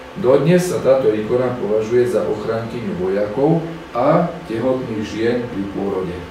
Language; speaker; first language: Slovak; native; Slovak